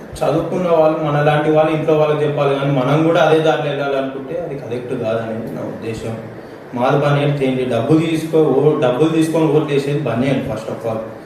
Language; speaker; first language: Telugu; native; Telugu